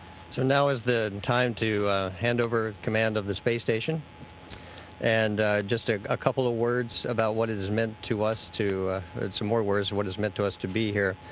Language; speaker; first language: English; native; English